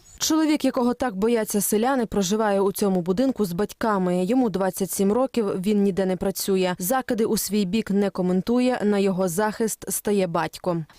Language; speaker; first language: Ukrainian; native; Ukrainian